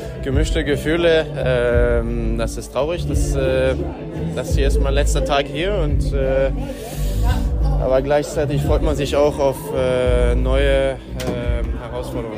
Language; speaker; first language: German; non-native, fluent; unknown